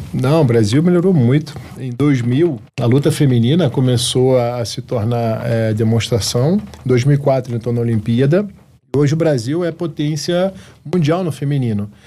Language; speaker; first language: Portuguese; early bilingual, heritage; Arabic